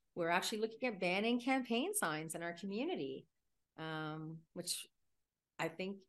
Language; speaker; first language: English; native; English